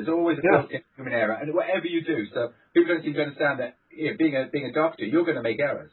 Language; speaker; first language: English; native; English